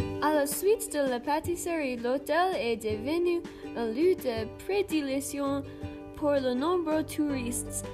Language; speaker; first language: French; non-native, learner; English